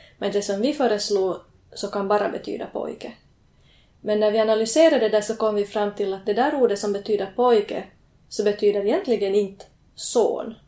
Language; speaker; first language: Swedish; native; Swedish